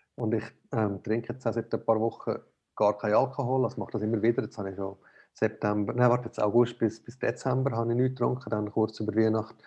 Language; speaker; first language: German; native; German